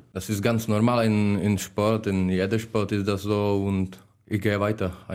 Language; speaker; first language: German; non-native, learner; Czech